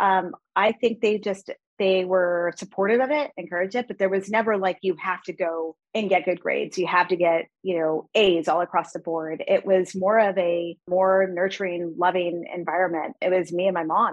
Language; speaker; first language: English; early bilingual, other home language; Spanish